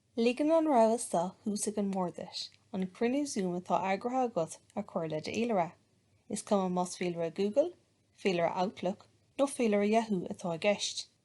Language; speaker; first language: Irish; native; Irish